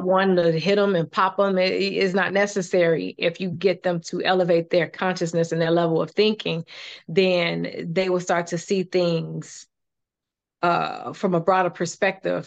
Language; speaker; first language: English; native; English